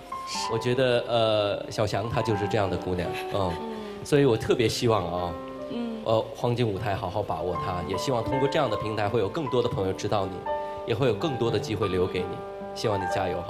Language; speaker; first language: Chinese; native; Chinese